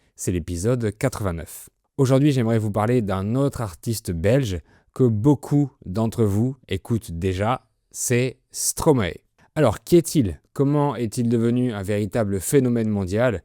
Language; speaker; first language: French; native; French